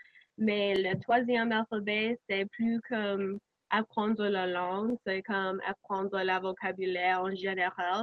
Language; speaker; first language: French; non-native, learner; English